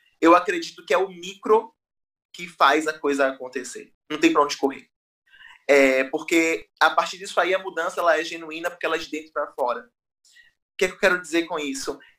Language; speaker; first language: Portuguese; native; Portuguese